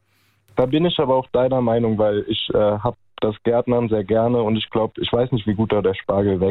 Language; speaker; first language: German; native; German